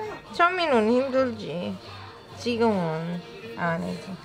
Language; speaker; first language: Korean; non-native, learner; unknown